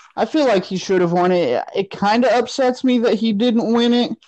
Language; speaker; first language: English; native; English